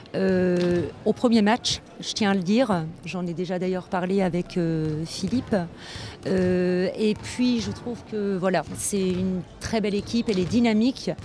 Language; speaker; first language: French; native; French